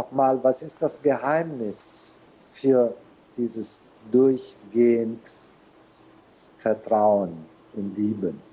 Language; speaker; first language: German; non-native, fluent; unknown